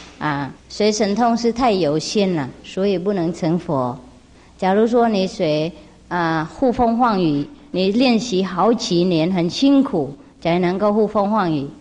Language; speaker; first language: Chinese; non-native, fluent; Vietnamese